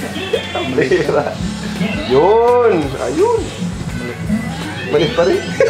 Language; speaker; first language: Filipino; native; Filipino